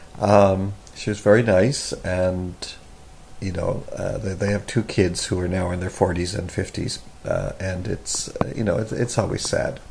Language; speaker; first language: English; native; English